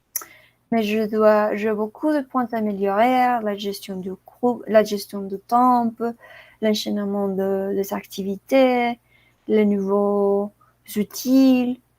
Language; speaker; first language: French; non-native, learner; Spanish